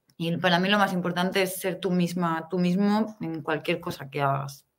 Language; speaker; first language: Spanish; native; Spanish